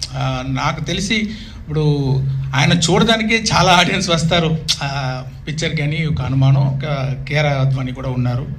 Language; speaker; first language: Telugu; non-native, local second language; Tamil